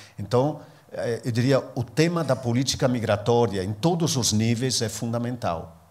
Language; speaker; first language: Portuguese; non-native, fluent; Italian